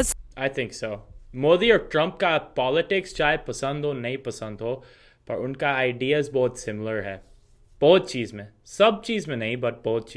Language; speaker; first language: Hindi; non-native, fluent; English